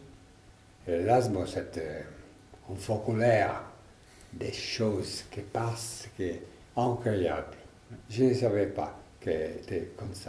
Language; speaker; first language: French; non-native, learner; Italian